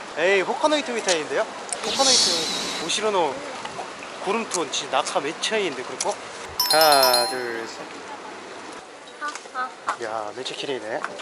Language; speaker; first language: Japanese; non-native, learner; Korean